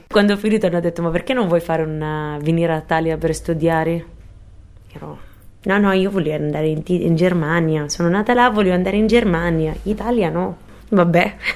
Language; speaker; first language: Italian; non-native, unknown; Arabic